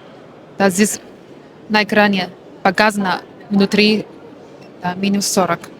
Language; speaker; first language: Russian; non-native, learner; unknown